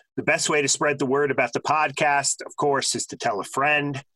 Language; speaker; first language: English; native; English